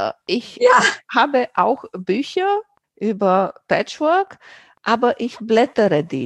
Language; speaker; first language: German; non-native, fluent; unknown